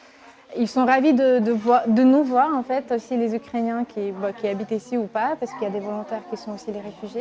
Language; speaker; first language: French; non-native, fluent; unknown